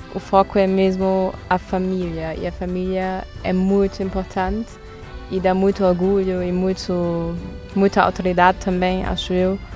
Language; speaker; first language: Portuguese; non-native, fluent; German